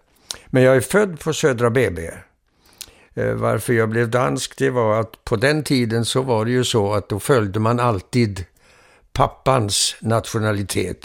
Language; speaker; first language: Swedish; early bilingual, heritage; Swedish